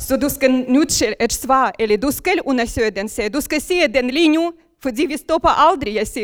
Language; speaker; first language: Danish; non-native, local second language; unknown